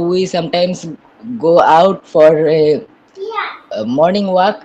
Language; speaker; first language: English; non-native, learner; Bangla